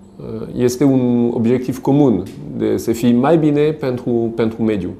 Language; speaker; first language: Romanian; non-native, learner; French